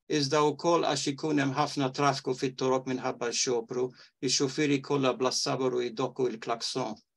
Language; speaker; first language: Maltese; early bilingual, heritage; Maltese